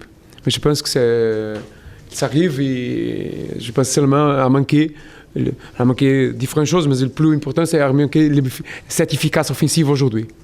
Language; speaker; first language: French; non-native, learner; Portuguese